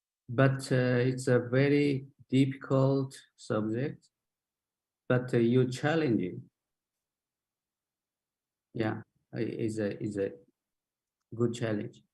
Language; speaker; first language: English; non-native, learner; Japanese